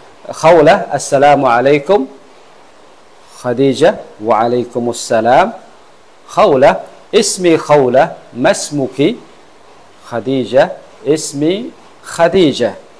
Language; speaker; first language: Arabic; non-native, fluent; Khmer